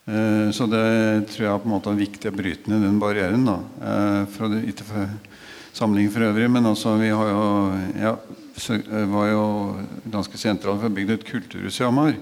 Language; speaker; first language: Norwegian; native; Norwegian